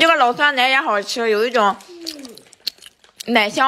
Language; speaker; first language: Chinese; native; Chinese